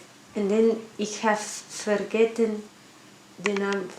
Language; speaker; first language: Dutch; non-native, learner; Spanish